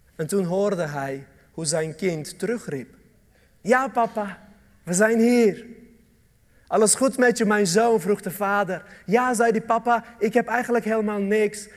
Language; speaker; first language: Dutch; early bilingual, other home language; Armenian